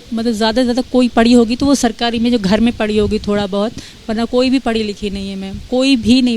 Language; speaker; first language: Hindi; non-native, local second language; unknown